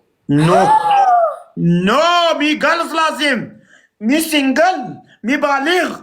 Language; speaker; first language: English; non-native, learner; Pashto